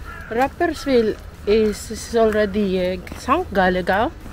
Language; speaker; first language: English; non-native, local second language; Filipino